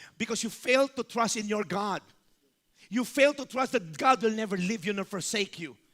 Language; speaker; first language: English; non-native, local second language; Filipino